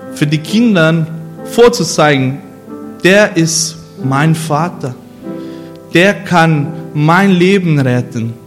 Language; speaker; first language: German; non-native, fluent; Portuguese